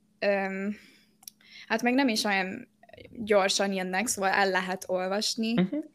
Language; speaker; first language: Hungarian; early bilingual, heritage; Hungarian